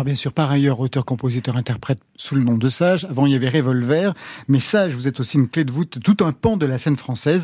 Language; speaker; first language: French; native; French